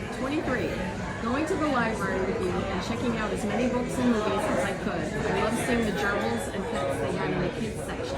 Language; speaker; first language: English; native; English